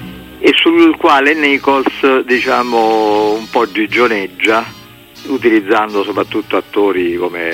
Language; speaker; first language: Italian; native; Italian